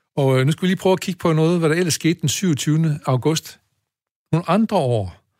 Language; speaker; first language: Danish; native; Danish